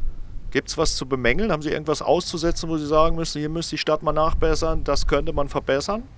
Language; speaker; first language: German; native; German